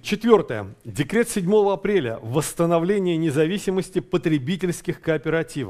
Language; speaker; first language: Russian; native; Russian